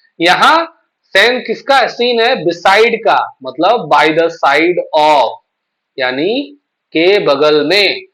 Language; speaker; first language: Hindi; native; Hindi